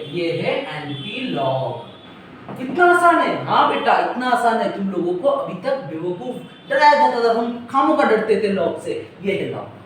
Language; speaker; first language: Hindi; non-native, local second language; Bangla